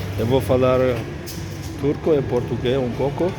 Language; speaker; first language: Portuguese; non-native, learner; Turkish